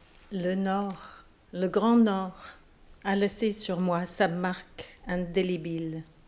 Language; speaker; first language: French; non-native, fluent; English